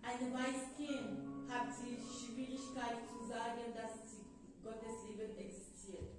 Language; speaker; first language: German; non-native, fluent; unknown